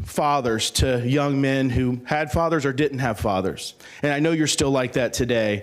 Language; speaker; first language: English; native; English